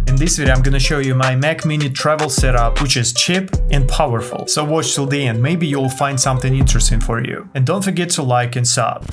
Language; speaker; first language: English; non-native, fluent; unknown